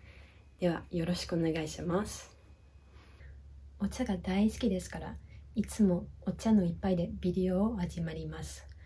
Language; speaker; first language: Japanese; non-native, fluent; Dutch